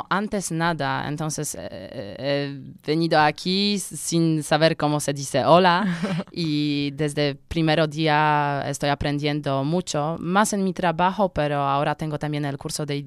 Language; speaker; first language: Spanish; non-native, learner; Polish